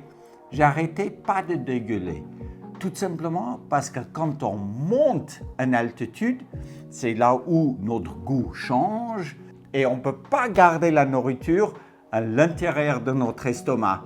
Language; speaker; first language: French; non-native, fluent; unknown